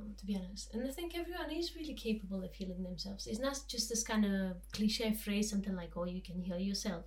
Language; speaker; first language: English; non-native, fluent; Romanian